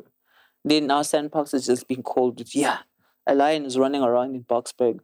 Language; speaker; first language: English; non-native, local second language; Zulu